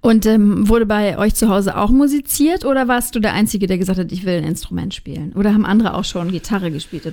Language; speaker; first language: German; native; German